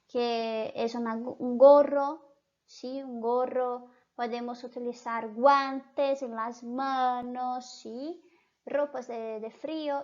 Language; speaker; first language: Spanish; non-native, fluent; Portuguese